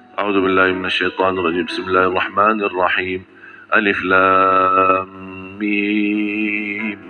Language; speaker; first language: Malay; non-native, fluent; Arabic